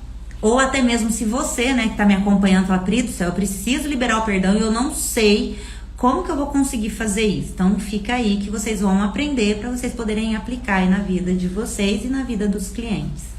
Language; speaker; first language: Portuguese; native; Portuguese